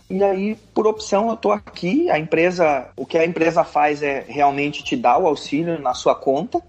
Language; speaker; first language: Portuguese; native; Portuguese